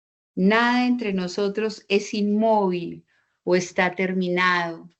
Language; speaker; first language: Spanish; native; Spanish